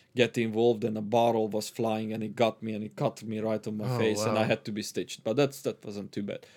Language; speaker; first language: English; non-native, fluent; Hungarian